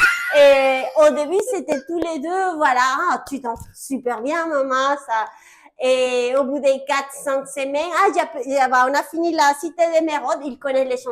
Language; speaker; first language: French; native; French